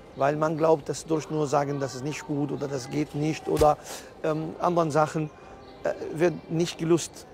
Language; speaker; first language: German; non-native, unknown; Arabic